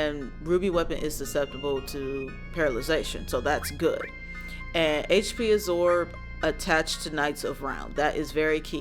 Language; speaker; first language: English; native; English